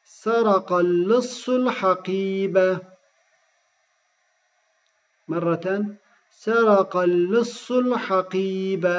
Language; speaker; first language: Arabic; non-native, fluent; Turkish